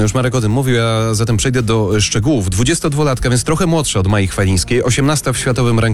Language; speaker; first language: Polish; native; Polish